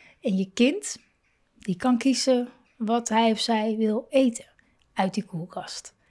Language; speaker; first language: Dutch; native; Dutch